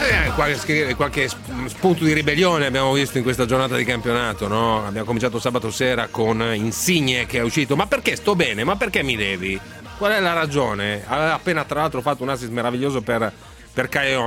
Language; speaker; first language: Italian; native; Italian